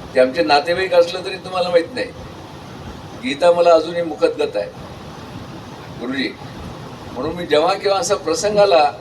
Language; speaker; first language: Marathi; native; Marathi